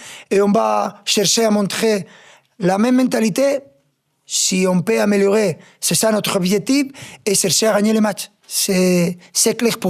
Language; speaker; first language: French; non-native, fluent; Spanish